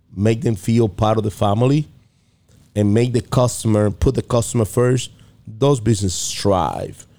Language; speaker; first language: English; non-native, fluent; Spanish